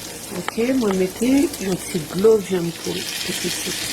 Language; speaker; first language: French; non-native, local second language; Haitian Creole